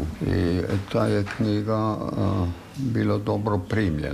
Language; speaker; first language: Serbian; non-native, fluent; German